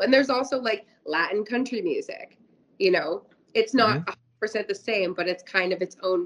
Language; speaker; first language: English; native; English